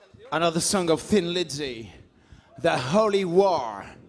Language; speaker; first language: English; non-native, learner; French